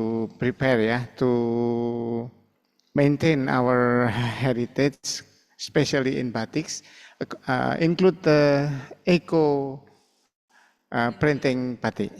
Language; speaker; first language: English; non-native, fluent; Indonesian